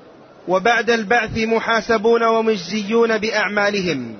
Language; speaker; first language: Arabic; native; Arabic